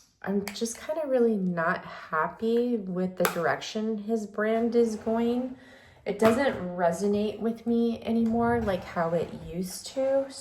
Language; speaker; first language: English; native; English